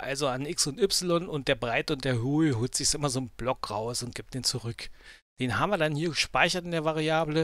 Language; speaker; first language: German; native; German